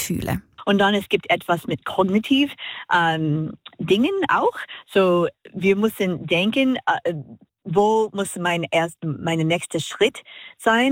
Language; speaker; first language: German; non-native, learner; English